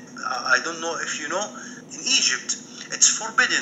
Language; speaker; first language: English; non-native, learner; Arabic